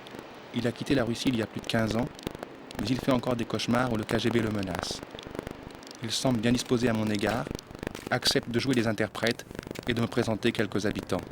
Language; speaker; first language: French; native; French